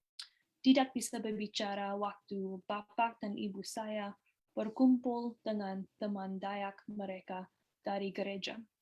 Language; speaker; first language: Indonesian; non-native, learner; English